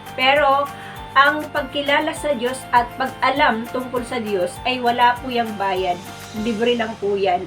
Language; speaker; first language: Filipino; non-native, local second language; Cebuano